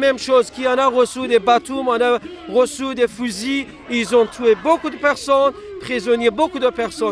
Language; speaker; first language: French; non-native, fluent; Persian